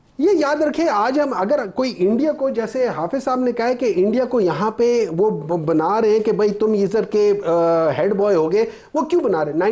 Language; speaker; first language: Urdu; non-native, local second language; Pashto